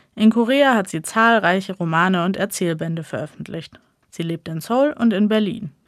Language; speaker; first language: German; native; German